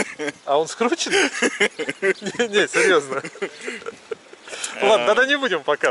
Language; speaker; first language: Russian; native; Russian